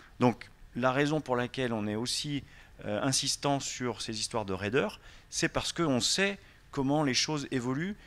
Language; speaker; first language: French; native; French